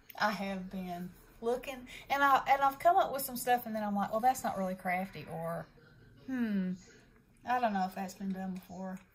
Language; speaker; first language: English; native; English